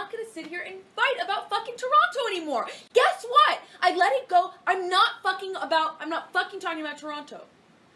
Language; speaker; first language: English; native; English